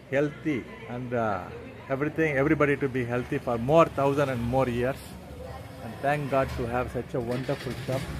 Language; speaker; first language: English; non-native, local second language; Tamil